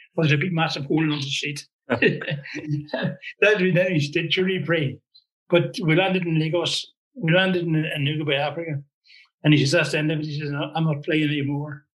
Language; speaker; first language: English; native; English